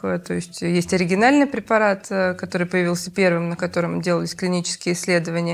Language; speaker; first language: Russian; native; Russian